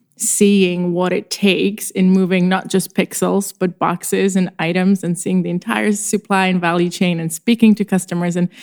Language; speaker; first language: English; non-native, fluent; Czech